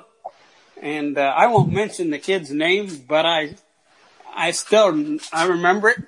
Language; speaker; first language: English; native; English